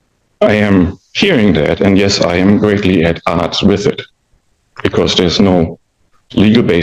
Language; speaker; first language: English; native; English